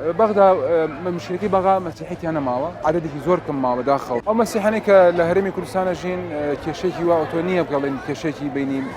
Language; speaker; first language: Central Kurdish; non-native, local second language; Assyrian Neo-Aramaic